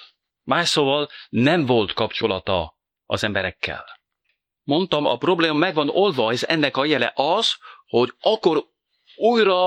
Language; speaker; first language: Hungarian; non-native, fluent; French